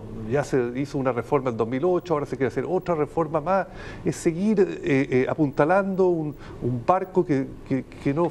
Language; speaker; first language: Spanish; native; Spanish